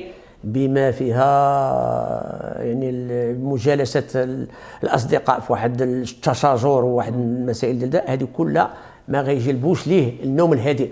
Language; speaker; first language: Arabic; native; Arabic